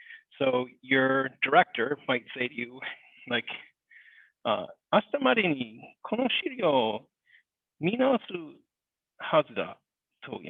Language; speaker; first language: Japanese; non-native, learner; English